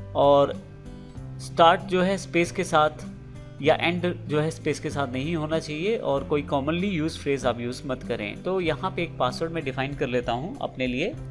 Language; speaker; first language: Hindi; native; Hindi